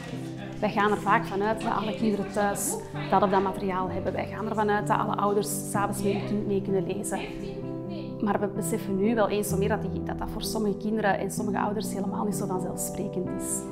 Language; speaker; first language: Dutch; native; Dutch